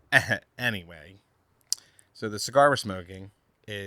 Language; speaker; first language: English; native; English